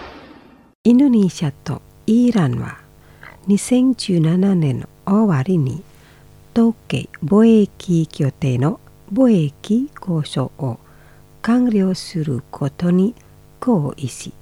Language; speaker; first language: Japanese; non-native, fluent; Indonesian